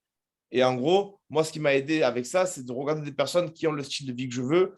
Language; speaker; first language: French; native; French